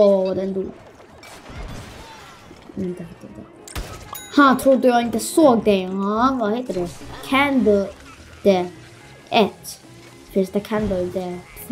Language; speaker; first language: Swedish; early bilingual, other home language; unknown